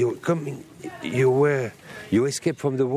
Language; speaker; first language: English; non-native, fluent; French